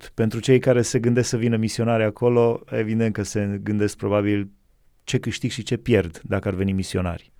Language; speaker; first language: Romanian; native; Romanian